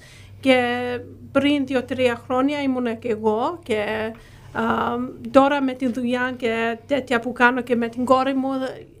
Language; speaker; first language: Greek; early bilingual, heritage; Greek